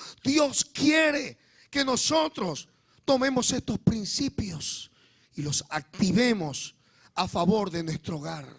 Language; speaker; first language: Spanish; native; Spanish